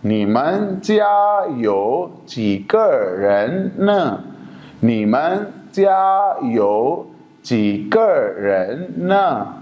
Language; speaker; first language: Chinese; non-native, fluent; Urdu